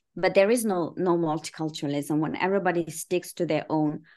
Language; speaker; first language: English; early bilingual, other home language; Persian